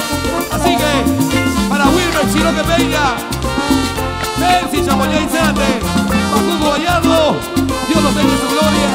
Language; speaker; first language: Spanish; native; Spanish